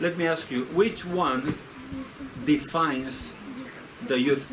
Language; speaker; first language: English; non-native, fluent; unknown